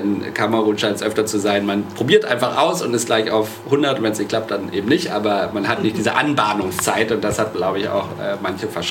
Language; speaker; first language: German; native; German